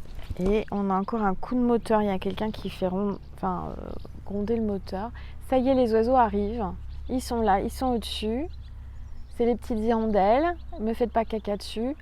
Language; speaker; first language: French; native; French